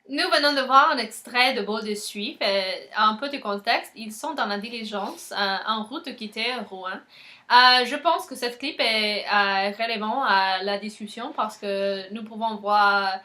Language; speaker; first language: French; non-native, learner; English